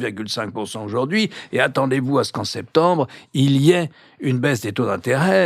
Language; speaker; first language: French; native; French